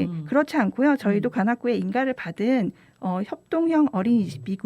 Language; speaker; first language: Korean; native; Korean